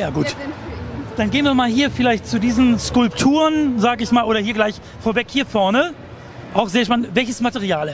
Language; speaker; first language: German; native; German